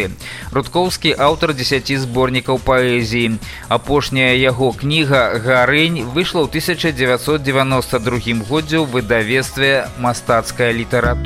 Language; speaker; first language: Belarusian; native; Belarusian